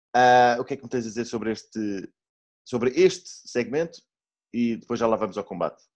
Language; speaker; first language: Portuguese; native; Portuguese